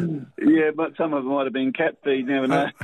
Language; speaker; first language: English; native; English